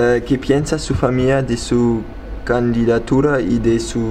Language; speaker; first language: Spanish; non-native, learner; German